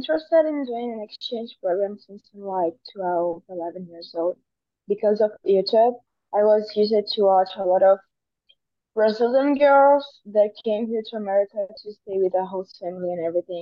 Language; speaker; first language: English; non-native, fluent; Portuguese